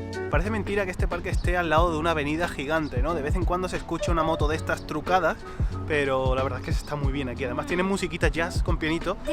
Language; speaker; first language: Spanish; native; Spanish